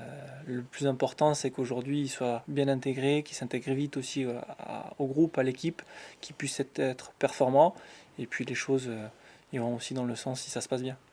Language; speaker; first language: French; native; French